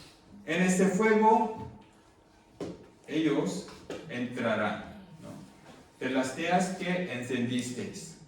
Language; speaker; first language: Spanish; non-native, fluent; Korean